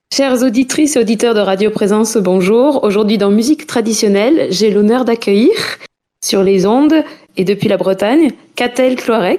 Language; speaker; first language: French; native; French